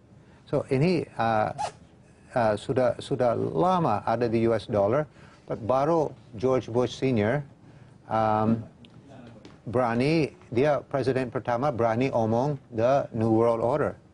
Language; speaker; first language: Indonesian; non-native, fluent; English